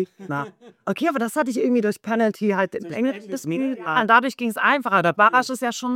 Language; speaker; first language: German; native; German